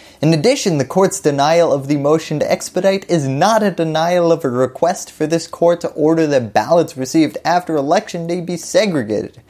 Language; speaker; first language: English; native; English